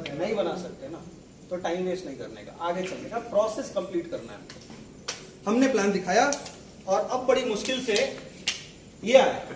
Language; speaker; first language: Hindi; native; Hindi